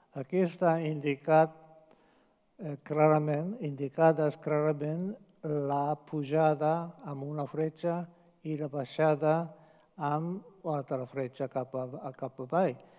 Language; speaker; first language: Catalan; non-native, fluent; Japanese